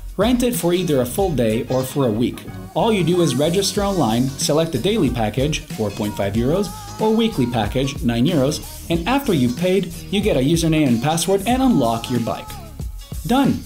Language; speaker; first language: English; non-native, fluent; Italian